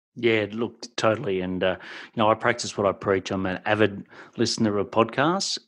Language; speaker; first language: English; native; English